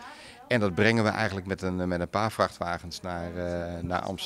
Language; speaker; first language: Dutch; native; Dutch